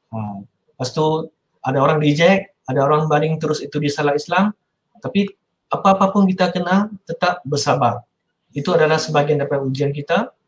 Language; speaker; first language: Malay; non-native, local second language; Min Nan Chinese